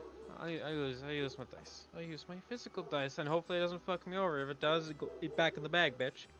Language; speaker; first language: English; native; English